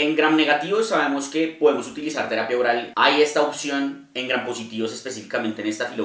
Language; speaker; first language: Spanish; native; Spanish